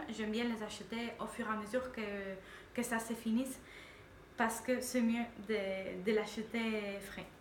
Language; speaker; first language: French; non-native, fluent; Spanish